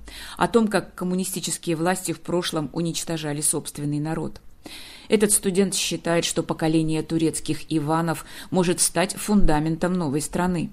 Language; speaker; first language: Russian; native; Russian